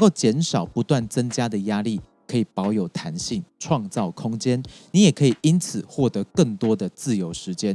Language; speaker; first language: Chinese; native; Chinese